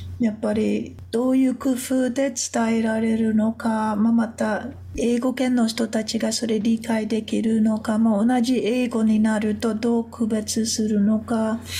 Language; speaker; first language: Japanese; non-native, fluent; English